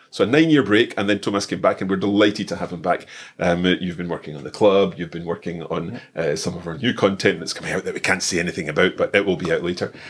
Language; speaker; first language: English; native; English